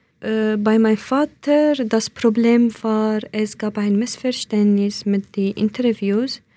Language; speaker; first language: German; non-native, learner; Central Kurdish